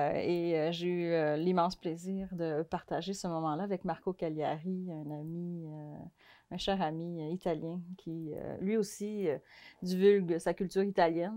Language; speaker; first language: French; non-native, fluent; Portuguese